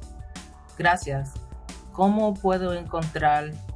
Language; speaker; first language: Spanish; non-native, learner; English